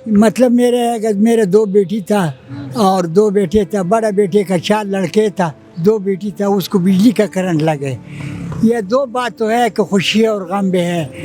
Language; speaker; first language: Urdu; non-native, local second language; Pashto